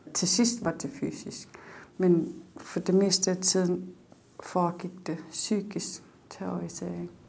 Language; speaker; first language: Danish; non-native, local second language; Kalaallisut